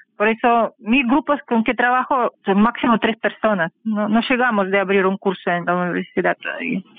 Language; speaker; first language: Spanish; non-native, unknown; Russian